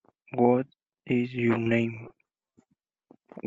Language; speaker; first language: English; non-native, learner; Spanish